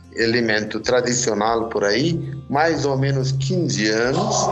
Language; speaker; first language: Portuguese; non-native, fluent; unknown